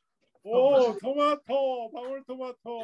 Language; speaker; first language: Korean; native; Korean